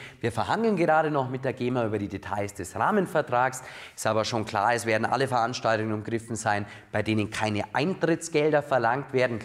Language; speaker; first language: German; native; German